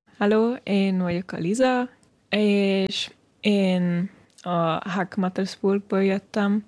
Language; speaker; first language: Hungarian; early bilingual, heritage; Hungarian